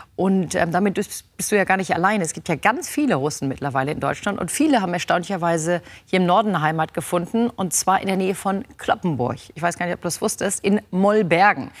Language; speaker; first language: German; native; German